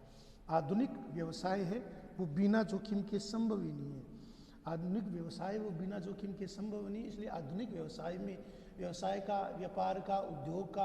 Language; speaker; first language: Hindi; native; Hindi